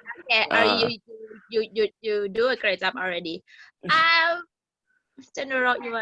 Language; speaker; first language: English; non-native, learner; Thai